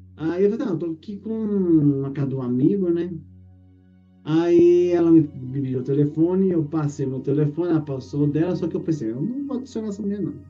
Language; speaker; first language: Portuguese; native; Portuguese